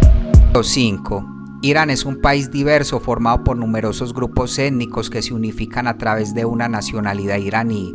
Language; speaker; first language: Spanish; native; Spanish